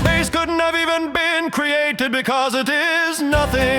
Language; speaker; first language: English; non-native, fluent; Finnish